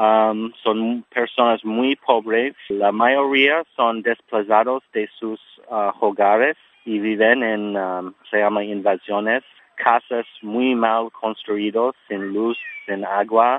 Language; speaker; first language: Spanish; non-native, learner; English